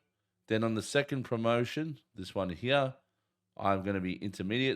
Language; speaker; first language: English; native; English